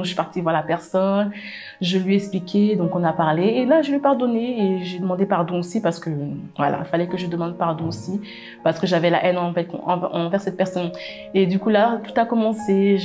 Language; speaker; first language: French; native; French